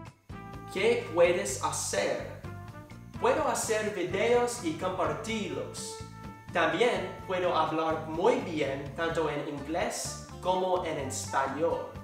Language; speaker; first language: Spanish; non-native, learner; English